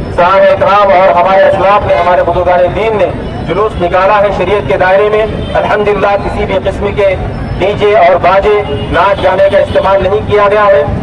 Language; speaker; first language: Urdu; native; Urdu